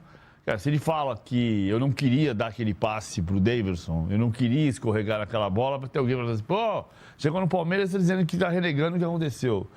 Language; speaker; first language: Portuguese; native; Portuguese